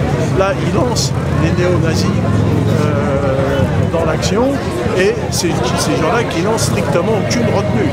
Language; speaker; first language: French; native; French